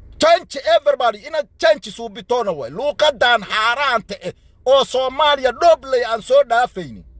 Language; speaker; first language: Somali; non-native, local second language; Swahili